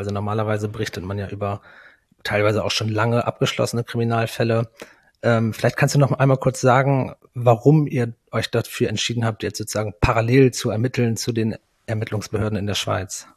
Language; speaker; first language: German; native; German